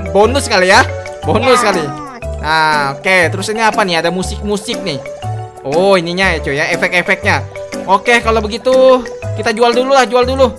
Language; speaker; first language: Indonesian; native; Indonesian